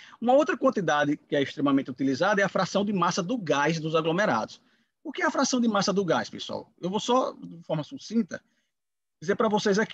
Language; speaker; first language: Portuguese; native; Portuguese